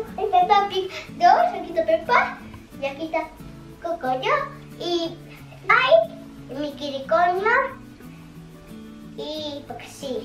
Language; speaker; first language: Spanish; early bilingual, other home language; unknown